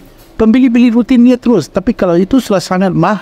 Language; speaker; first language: Indonesian; non-native, fluent; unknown